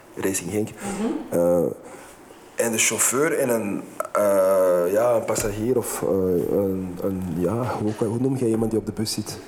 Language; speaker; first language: Dutch; non-native, fluent; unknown